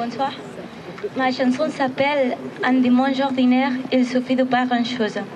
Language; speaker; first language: French; non-native, fluent; Catalan